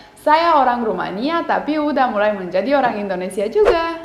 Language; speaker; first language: Indonesian; non-native, fluent; Romanian